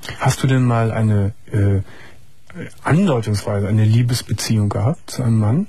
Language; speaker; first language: German; native; German